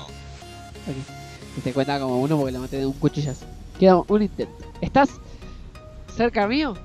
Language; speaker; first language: Spanish; native; Spanish